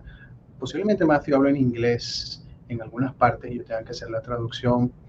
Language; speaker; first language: Spanish; native; Spanish